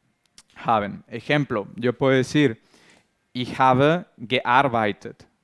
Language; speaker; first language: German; non-native, fluent; Spanish